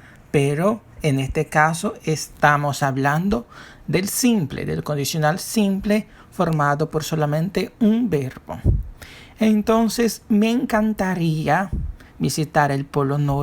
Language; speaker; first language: Spanish; non-native, fluent; Portuguese